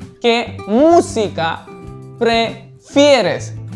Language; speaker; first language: Spanish; non-native, learner; Hindi